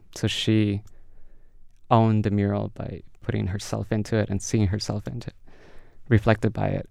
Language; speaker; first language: English; early bilingual, other home language; Spanish